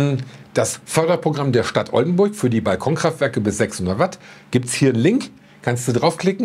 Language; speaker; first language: German; native; German